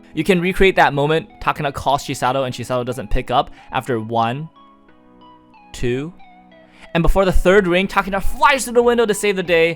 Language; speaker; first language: English; native; English